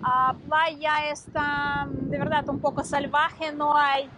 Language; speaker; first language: Spanish; non-native, learner; Russian